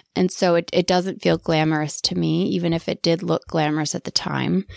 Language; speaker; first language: English; native; English